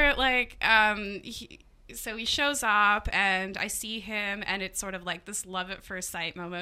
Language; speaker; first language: English; native; English